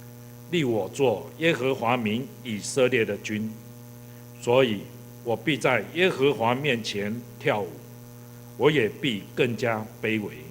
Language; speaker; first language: Chinese; native; Chinese